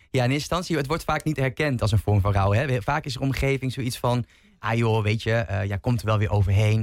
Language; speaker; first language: Dutch; native; Dutch